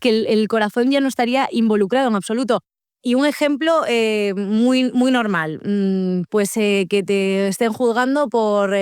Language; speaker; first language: Spanish; native; Spanish